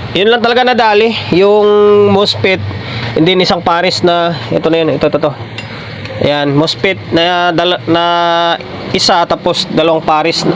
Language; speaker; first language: Filipino; native; Filipino